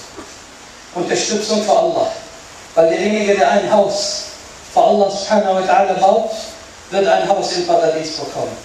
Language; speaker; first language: German; non-native, fluent; Arabic